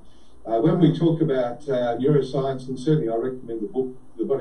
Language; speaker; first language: English; native; English